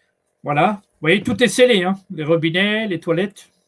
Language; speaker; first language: French; native; French